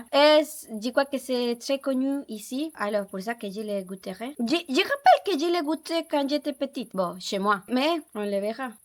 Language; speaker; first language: French; non-native, learner; Spanish